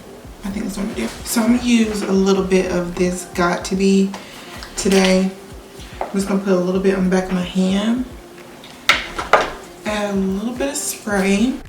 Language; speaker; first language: English; native; English